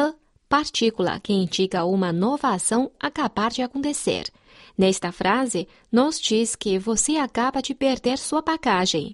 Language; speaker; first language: Portuguese; non-native, fluent; Chinese